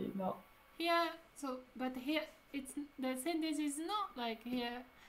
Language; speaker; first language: English; non-native, fluent; Japanese